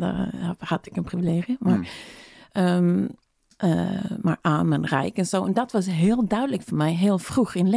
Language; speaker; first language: Dutch; non-native, fluent; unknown